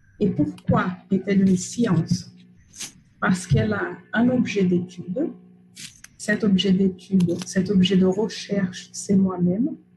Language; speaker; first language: French; non-native, fluent; Portuguese